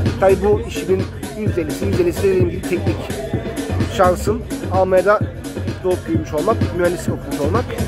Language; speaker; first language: Turkish; early bilingual, heritage; German